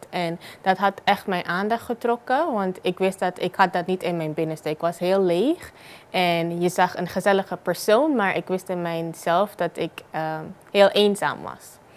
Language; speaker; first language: Dutch; non-native, local second language; Papiamento